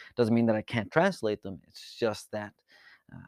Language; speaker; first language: English; early bilingual, other home language; Spanish